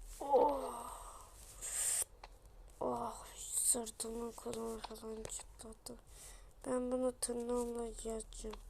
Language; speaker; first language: Turkish; native; Turkish